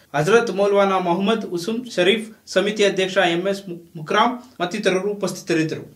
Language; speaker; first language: Kannada; native; Kannada